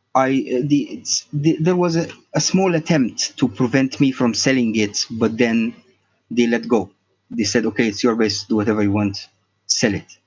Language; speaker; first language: English; non-native, fluent; Arabic